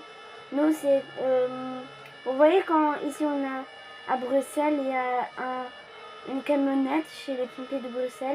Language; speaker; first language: French; early bilingual, other home language; Polish